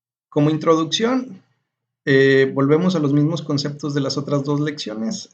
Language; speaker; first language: Spanish; native; Spanish